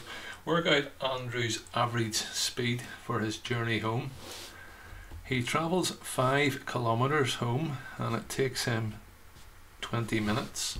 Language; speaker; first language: English; native; English